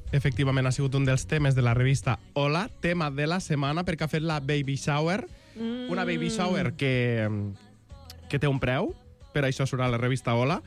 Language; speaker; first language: Catalan; native; Catalan